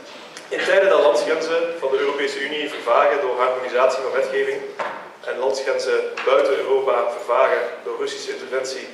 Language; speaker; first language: Dutch; native; Dutch